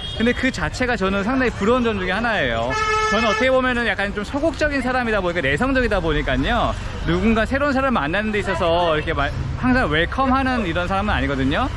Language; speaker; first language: Korean; native; Korean